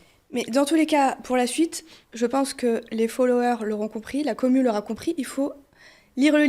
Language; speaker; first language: French; early bilingual, other home language; Portuguese